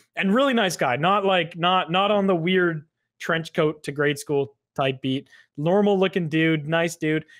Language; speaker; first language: English; native; English